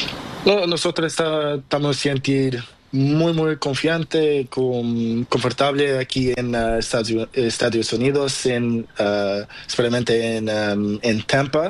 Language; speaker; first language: Spanish; non-native, learner; Portuguese